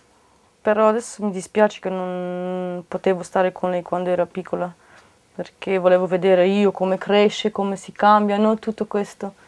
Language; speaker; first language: Italian; non-native, fluent; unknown